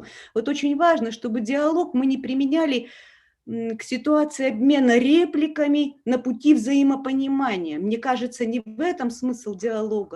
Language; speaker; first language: Russian; native; Russian